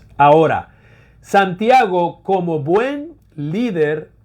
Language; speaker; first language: Spanish; native; Spanish